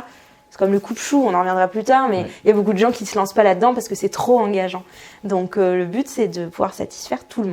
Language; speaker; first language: French; native; French